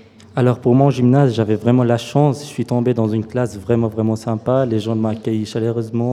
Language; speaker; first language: French; non-native, fluent; Arabic